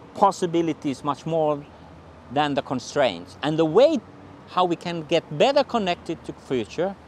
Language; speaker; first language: English; non-native, fluent; Finnish